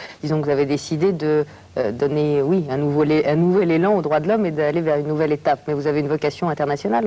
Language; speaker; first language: French; native; French